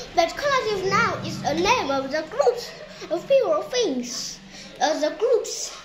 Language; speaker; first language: English; non-native, learner; Vietnamese